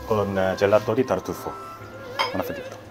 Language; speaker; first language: Italian; non-native, learner; Korean